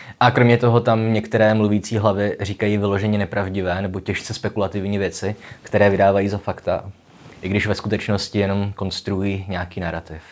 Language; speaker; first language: Czech; native; Czech